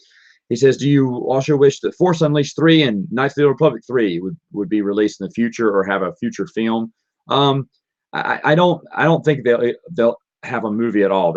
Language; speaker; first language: English; native; English